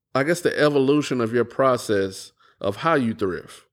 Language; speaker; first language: English; native; English